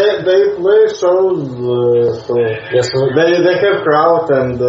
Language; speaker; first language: English; non-native, learner; Russian